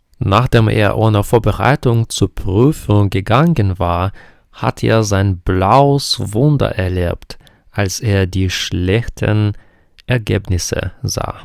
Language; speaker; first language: German; non-native, fluent; Ukrainian